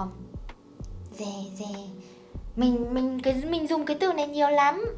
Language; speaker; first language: Vietnamese; native; Vietnamese